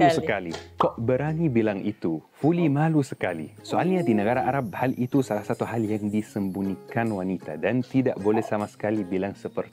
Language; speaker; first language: Indonesian; non-native, fluent; Arabic